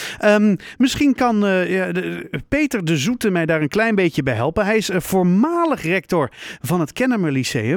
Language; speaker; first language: Dutch; native; Dutch